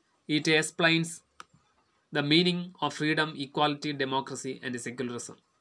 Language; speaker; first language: English; non-native, local second language; Malayalam